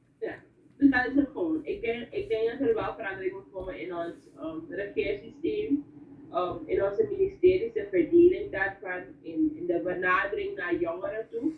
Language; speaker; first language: Dutch; native; Dutch